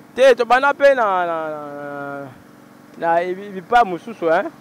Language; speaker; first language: Lingala; native; Lingala